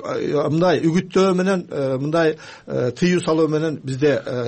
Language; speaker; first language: Kyrgyz; native; Kyrgyz